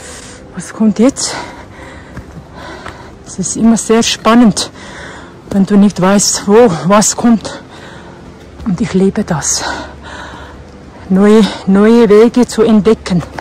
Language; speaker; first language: German; non-native, learner; Tibetan